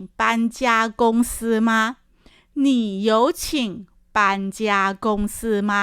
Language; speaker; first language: Chinese; non-native, fluent; Thai